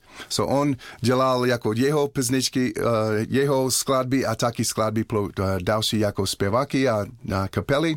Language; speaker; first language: Czech; non-native, learner; English